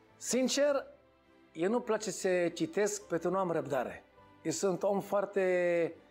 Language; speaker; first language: Romanian; non-native, learner; Hebrew